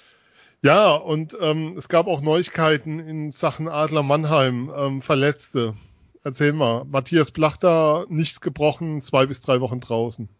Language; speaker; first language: German; native; German